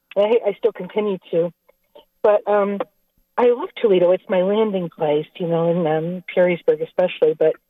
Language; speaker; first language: English; native; English